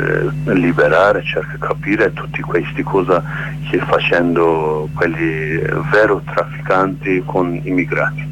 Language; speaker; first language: Italian; non-native, learner; Kurdish